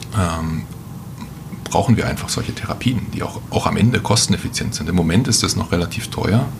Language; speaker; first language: German; native; German